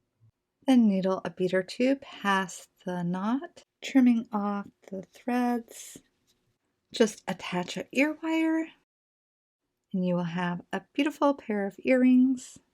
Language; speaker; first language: English; native; English